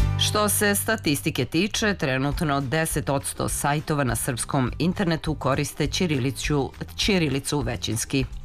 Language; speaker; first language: Serbian; native; Serbian